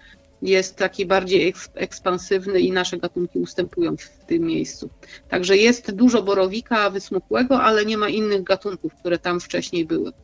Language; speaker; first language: Polish; native; Polish